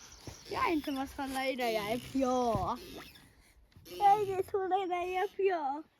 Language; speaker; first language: Swedish; non-native, learner; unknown